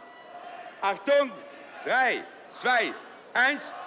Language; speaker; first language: German; non-native, fluent; Italian